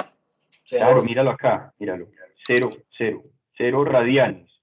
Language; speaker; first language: Spanish; native; Spanish